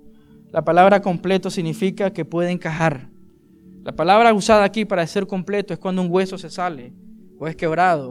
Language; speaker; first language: Spanish; native; Spanish